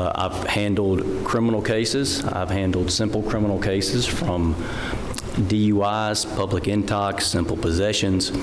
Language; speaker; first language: English; native; English